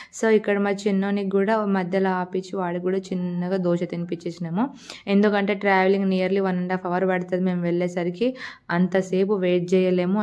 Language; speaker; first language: Telugu; non-native, local second language; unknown